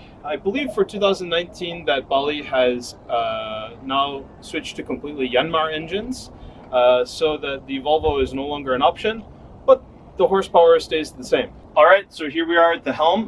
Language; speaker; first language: English; native; English